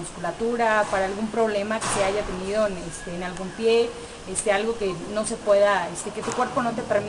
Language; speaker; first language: Spanish; native; Spanish